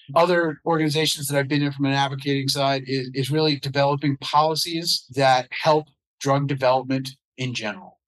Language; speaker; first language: English; native; English